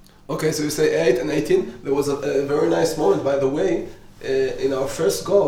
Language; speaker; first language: English; non-native, fluent; Hebrew